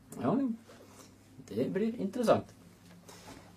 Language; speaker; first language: Norwegian; native; Norwegian